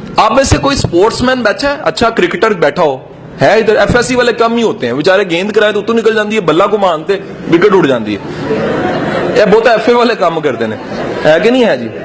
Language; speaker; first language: Urdu; non-native, local second language; Punjabi